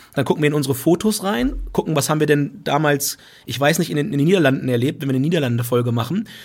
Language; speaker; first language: German; native; German